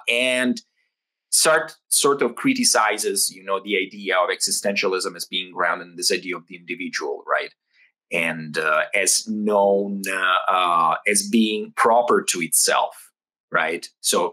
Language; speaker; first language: English; non-native, fluent; Italian